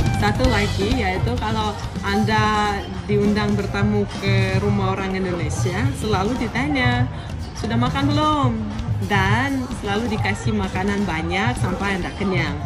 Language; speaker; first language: Indonesian; non-native, fluent; Russian